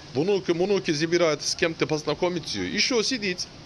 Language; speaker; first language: Russian; non-native, learner; Turkish